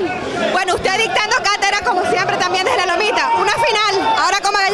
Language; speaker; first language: Spanish; native; Spanish